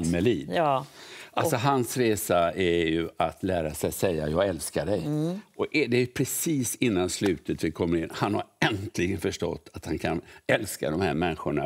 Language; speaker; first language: Swedish; native; Swedish